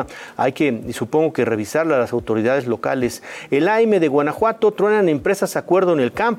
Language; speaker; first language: Spanish; native; Spanish